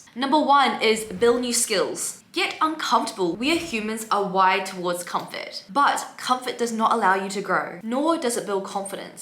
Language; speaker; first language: English; native; English